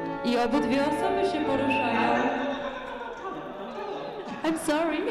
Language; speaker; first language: Polish; native; Polish